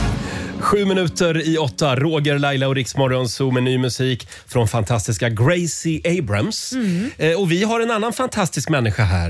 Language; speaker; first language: Swedish; native; Swedish